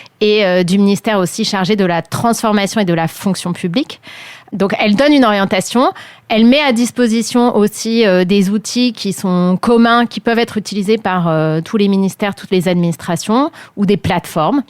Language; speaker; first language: French; native; French